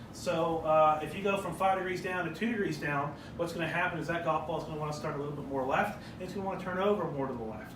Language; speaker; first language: English; native; English